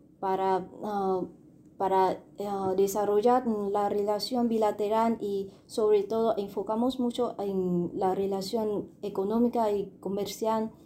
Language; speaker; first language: Spanish; non-native, fluent; Vietnamese